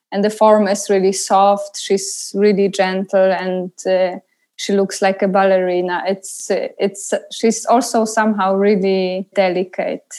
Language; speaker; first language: English; non-native, fluent; Polish